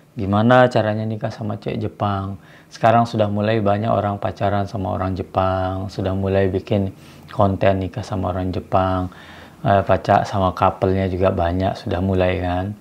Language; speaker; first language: Indonesian; native; Indonesian